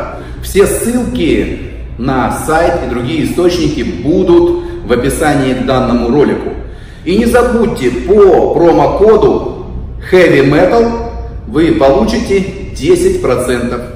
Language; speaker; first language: Russian; native; Russian